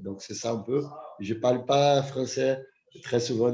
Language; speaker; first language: French; non-native, fluent; Portuguese